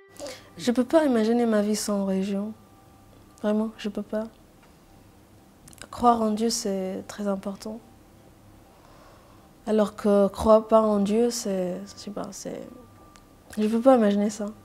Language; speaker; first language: French; non-native, learner; Arabic